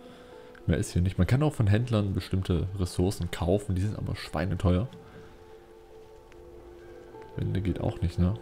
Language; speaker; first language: German; native; German